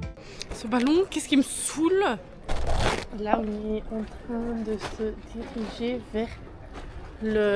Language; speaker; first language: French; early bilingual, other home language; Turkish